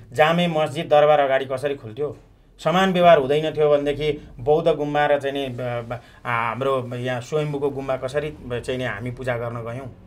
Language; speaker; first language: Nepali; native; Nepali